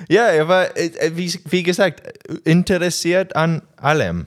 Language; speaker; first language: German; non-native, learner; English